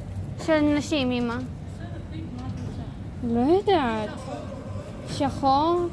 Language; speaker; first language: Hebrew; early bilingual, other home language; Russian